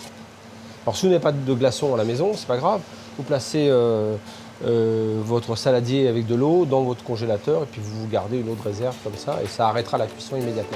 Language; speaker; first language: French; native; French